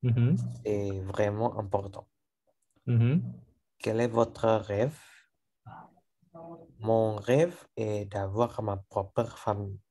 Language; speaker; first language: French; non-native, learner; Indonesian